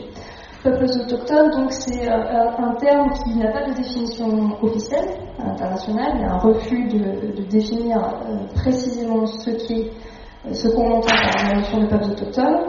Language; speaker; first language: French; native; French